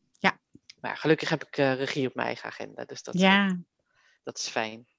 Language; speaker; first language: Dutch; native; Dutch